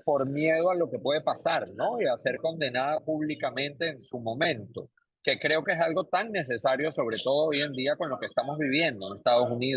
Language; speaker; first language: Spanish; native; Spanish